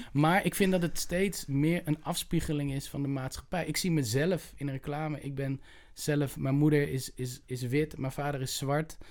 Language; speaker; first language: Dutch; native; Dutch